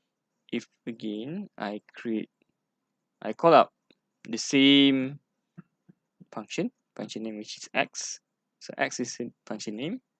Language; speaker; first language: English; non-native, local second language; Malay